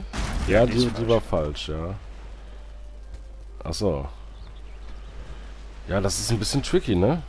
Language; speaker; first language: German; native; German